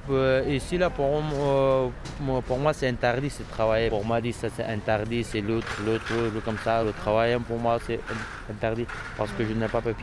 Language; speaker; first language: French; non-native, learner; Pashto